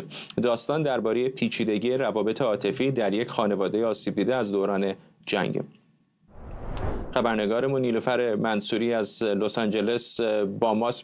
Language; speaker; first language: Persian; native; Persian